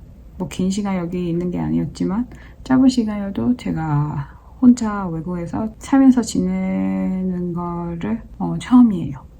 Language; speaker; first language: Korean; non-native, fluent; Chinese